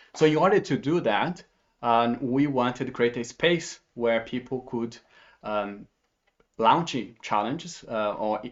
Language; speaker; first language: English; non-native, fluent; Portuguese